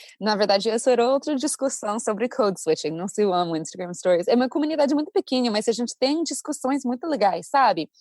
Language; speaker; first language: Portuguese; non-native, fluent; English